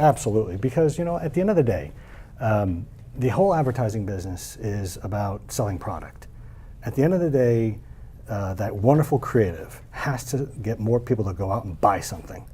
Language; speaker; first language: English; native; English